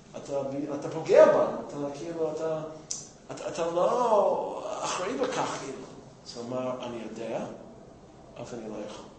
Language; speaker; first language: Hebrew; non-native, fluent; English